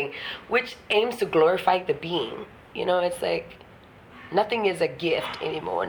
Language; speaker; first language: English; non-native, local second language; Ewe